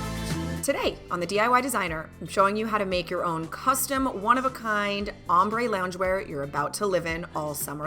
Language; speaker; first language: English; native; English